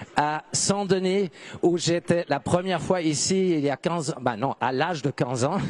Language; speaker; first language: French; non-native, fluent; German